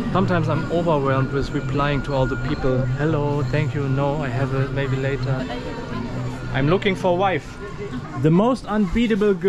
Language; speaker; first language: English; non-native, fluent; German